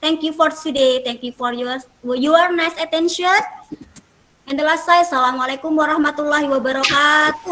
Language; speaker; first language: English; non-native, fluent; Indonesian